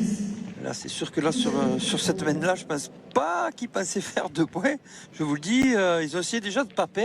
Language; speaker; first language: French; native; French